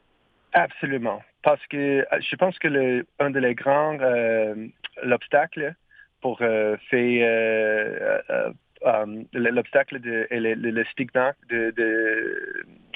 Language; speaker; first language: French; non-native, learner; English